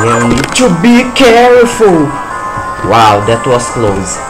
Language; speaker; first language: English; non-native, learner; Portuguese